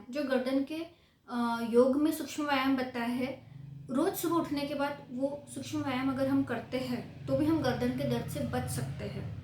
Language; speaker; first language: Hindi; non-native, local second language; Marathi